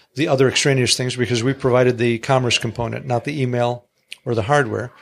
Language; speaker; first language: English; early bilingual, other home language; Greek